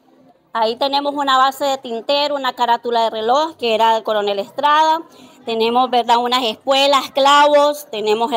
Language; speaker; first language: Spanish; native; Spanish